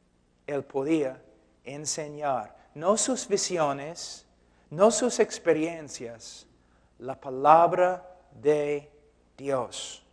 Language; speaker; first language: Spanish; non-native, fluent; English